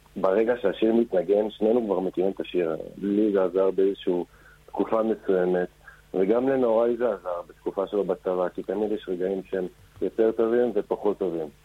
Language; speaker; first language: Hebrew; native; Hebrew